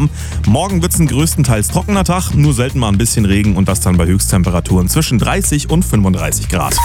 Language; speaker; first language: German; native; German